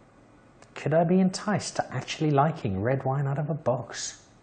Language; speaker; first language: English; native; English